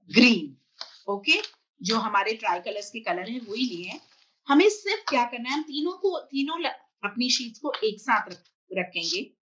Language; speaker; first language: Hindi; native; Hindi